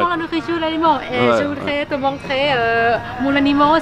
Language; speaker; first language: French; non-native, learner; Thai